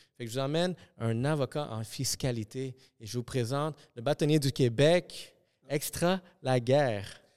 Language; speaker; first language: French; early bilingual, other home language; Spanish